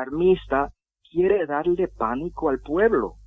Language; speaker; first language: Spanish; non-native, fluent; English